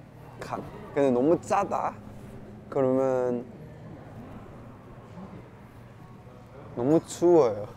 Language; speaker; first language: Korean; non-native, fluent; Cantonese